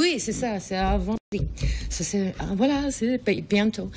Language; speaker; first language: French; non-native, learner; English